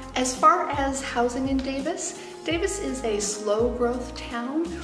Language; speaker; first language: English; native; English